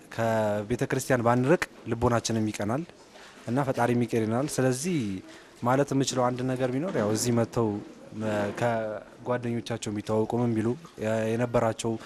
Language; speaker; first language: Amharic; native; Amharic